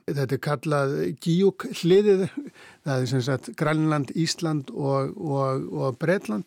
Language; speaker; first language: Icelandic; native; Icelandic